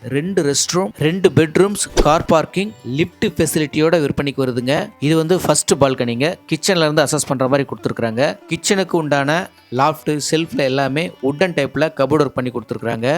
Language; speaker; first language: Tamil; native; Tamil